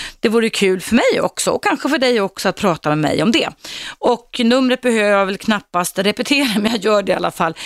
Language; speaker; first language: Swedish; native; Swedish